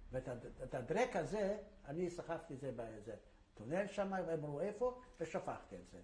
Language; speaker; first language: Hebrew; non-native, fluent; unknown